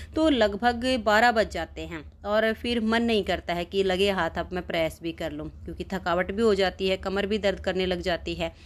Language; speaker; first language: Hindi; native; Hindi